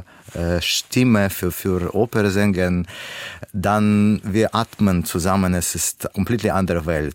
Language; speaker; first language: German; non-native, fluent; Russian